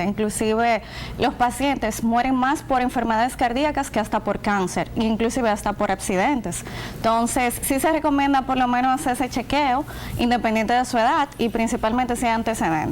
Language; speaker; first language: Spanish; native; Spanish